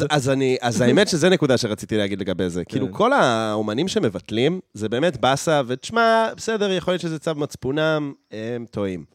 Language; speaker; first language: Hebrew; native; Hebrew